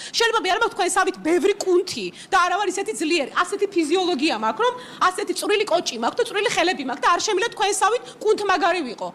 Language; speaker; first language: Georgian; non-native, local second language; Svan